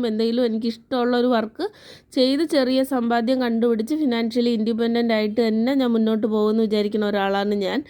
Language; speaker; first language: Malayalam; native; Malayalam